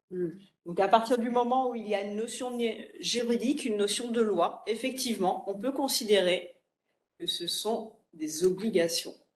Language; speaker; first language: French; native; French